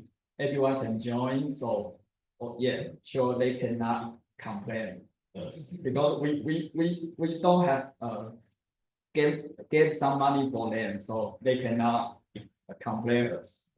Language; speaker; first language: English; non-native, learner; Chinese